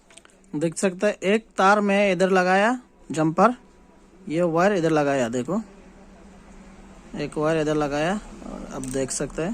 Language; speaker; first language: Hindi; non-native, local second language; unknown